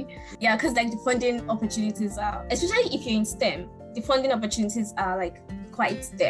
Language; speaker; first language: English; non-native, local second language; Yoruba